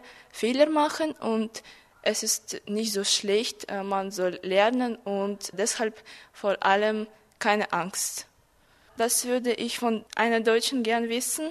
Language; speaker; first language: German; non-native, fluent; Russian